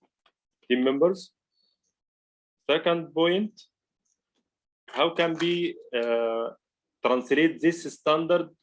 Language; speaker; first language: English; non-native, learner; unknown